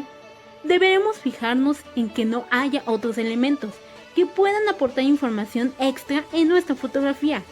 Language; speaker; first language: Spanish; native; Spanish